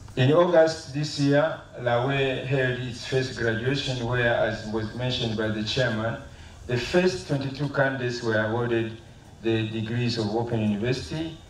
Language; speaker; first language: English; non-native, local second language; Swahili